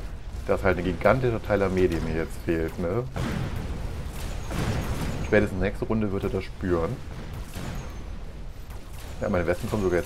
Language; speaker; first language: German; native; German